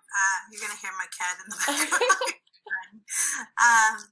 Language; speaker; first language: English; early bilingual, other home language; Spanish